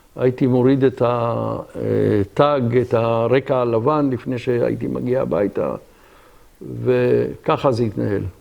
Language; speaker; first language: Hebrew; early bilingual, other home language; Arabic